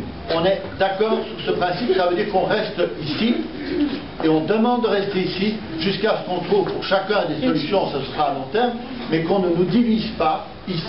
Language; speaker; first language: French; native; French